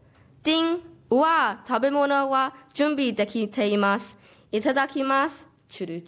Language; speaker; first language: Japanese; non-native, learner; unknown